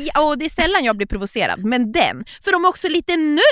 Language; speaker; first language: Swedish; native; Swedish